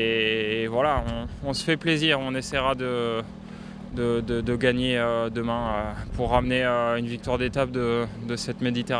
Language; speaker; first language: French; native; French